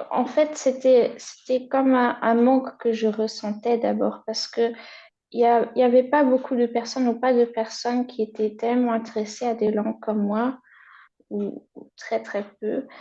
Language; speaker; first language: French; non-native, fluent; German